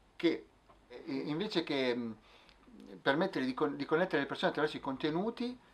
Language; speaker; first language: Italian; native; Italian